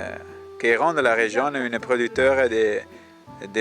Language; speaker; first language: French; non-native, learner; Italian